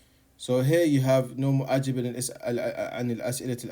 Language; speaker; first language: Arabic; non-native, fluent; English